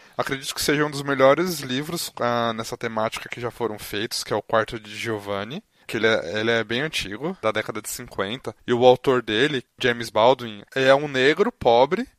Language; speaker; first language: Portuguese; native; Portuguese